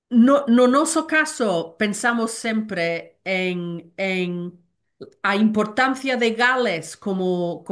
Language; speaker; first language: Galician; non-native, learner; Welsh